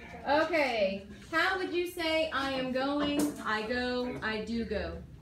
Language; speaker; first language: English; native; English